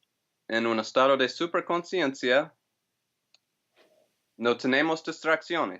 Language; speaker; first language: Spanish; non-native, fluent; English